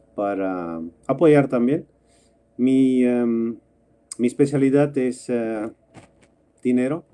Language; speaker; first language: Spanish; non-native, fluent; Dutch